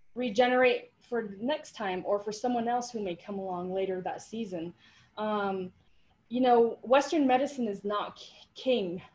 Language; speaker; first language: English; native; English